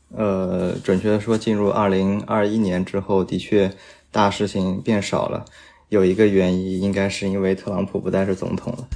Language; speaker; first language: Chinese; native; Chinese